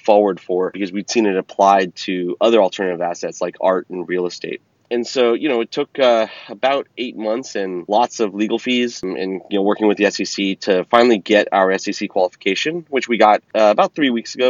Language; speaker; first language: English; native; English